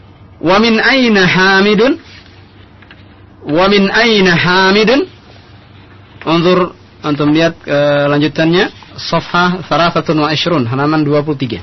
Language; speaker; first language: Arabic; non-native, fluent; Indonesian